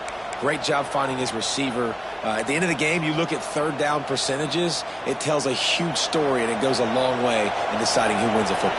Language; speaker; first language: English; native; English